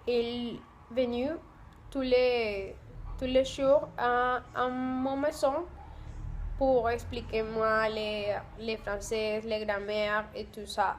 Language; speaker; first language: French; non-native, learner; Spanish